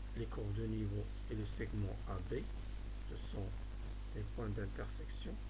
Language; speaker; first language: French; non-native, local second language; Arabic